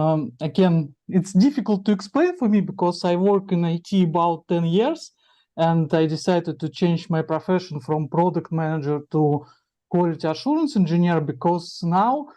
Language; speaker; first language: English; non-native, learner; Russian